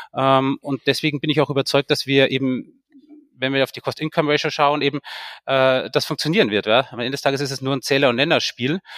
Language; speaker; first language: German; native; German